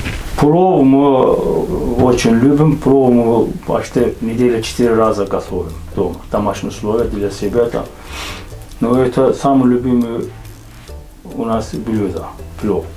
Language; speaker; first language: Russian; non-native, fluent; Azerbaijani